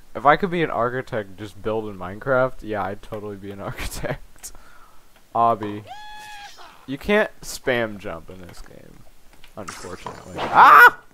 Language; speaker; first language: English; native; English